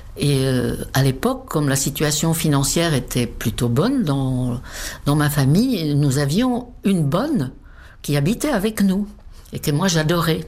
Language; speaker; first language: French; non-native, fluent; Czech